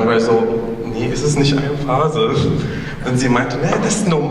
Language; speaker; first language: German; non-native, learner; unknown